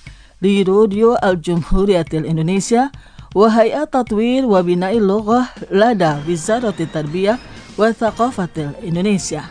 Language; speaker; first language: Arabic; non-native, fluent; Indonesian